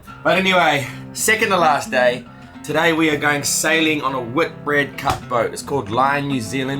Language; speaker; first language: English; native; English